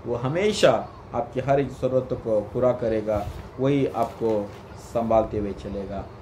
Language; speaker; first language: Hindi; non-native, local second language; Kannada